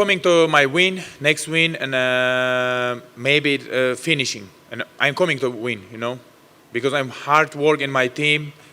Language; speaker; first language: English; non-native, learner; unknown